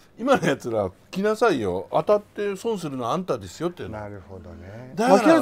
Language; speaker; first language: Japanese; native; Japanese